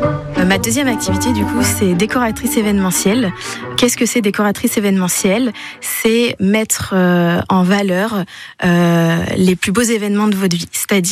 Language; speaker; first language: French; native; French